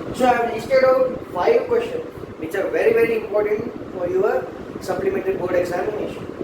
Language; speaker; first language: English; non-native, local second language; Kannada